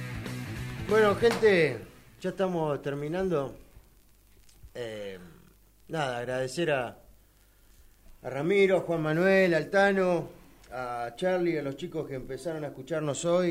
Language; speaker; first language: Spanish; native; Spanish